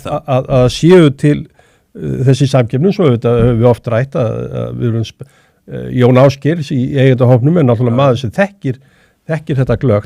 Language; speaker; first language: Icelandic; native; Icelandic